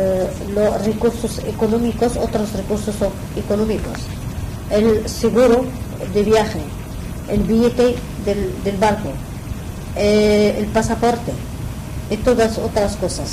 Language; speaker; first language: Spanish; non-native, learner; Arabic